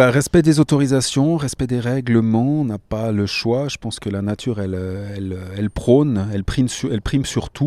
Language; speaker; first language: French; native; French